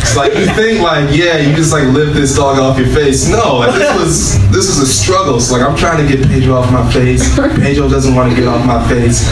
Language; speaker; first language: English; native; English